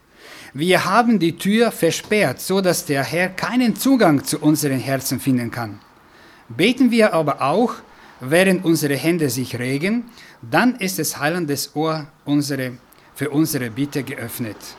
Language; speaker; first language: German; non-native, fluent; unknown